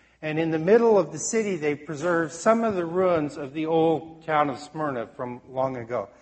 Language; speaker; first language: English; native; English